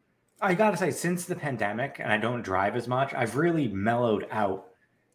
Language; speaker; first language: English; native; English